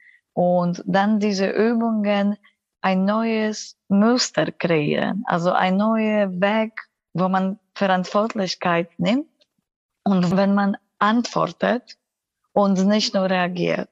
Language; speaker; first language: German; non-native, fluent; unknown